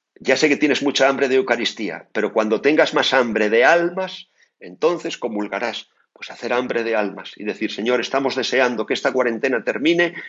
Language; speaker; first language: Spanish; native; Spanish